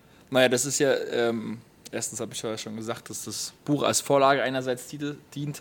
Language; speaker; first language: German; native; German